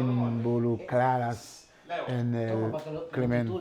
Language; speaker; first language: Spanish; non-native, fluent; Haitian Creole